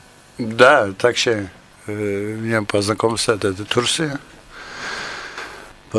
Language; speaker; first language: Russian; non-native, learner; Turkish